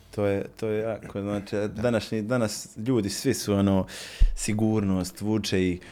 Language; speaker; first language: Croatian; native; Croatian